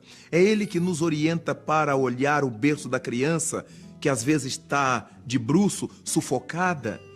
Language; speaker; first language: Portuguese; native; Portuguese